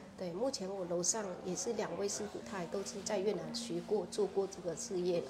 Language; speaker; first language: Chinese; non-native, fluent; Vietnamese